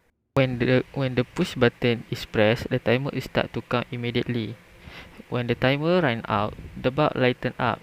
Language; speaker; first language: English; non-native, local second language; Malay